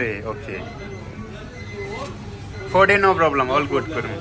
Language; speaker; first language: English; non-native, learner; Nepali